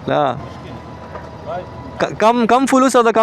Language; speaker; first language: Arabic; non-native, learner; Malayalam